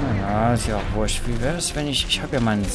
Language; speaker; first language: German; native; German